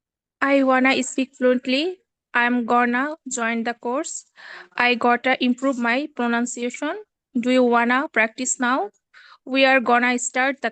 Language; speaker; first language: English; non-native, learner; Bangla